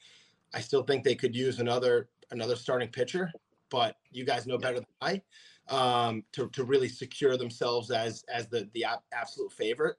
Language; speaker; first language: English; native; English